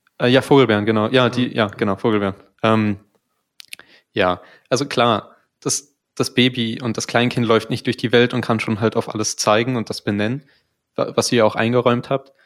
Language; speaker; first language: German; native; German